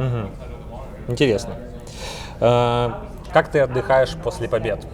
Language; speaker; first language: Russian; native; Russian